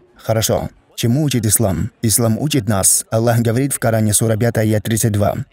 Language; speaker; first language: Russian; non-native, fluent; Danish